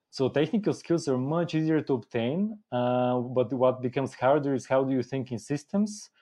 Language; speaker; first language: English; non-native, fluent; Bulgarian